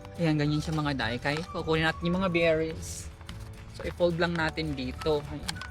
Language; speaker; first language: Filipino; non-native, local second language; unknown